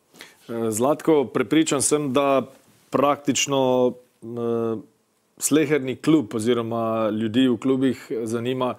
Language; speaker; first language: Slovenian; native; Slovenian